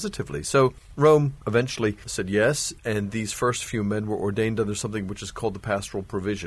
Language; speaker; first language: English; native; English